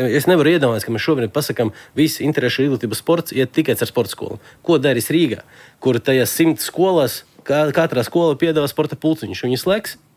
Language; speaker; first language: Latvian; non-native, local second language; Russian